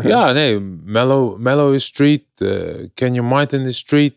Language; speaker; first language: English; non-native, fluent; Dutch